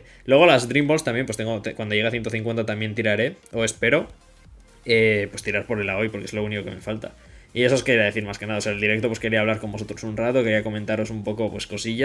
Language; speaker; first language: Spanish; native; Spanish